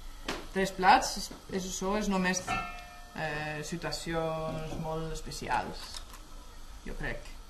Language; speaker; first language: Catalan; non-native, fluent; Swedish